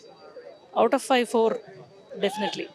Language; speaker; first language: Telugu; native; Telugu